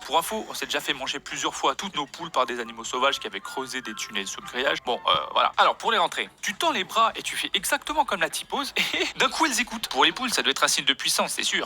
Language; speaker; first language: French; native; French